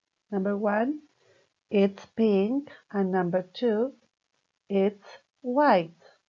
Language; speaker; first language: English; non-native, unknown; Spanish